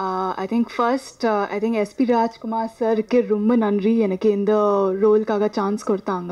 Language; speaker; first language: Tamil; non-native, learner; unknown